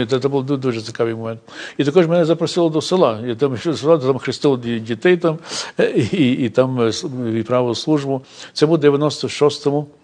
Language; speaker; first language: Ukrainian; early bilingual, heritage; Ukrainian